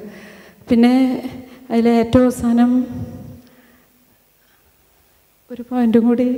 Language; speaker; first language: Malayalam; native; Malayalam